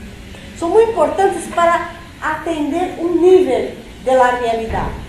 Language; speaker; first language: Spanish; non-native, fluent; Portuguese